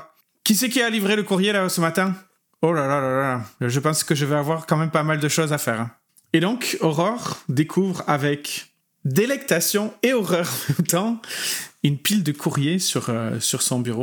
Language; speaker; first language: French; native; French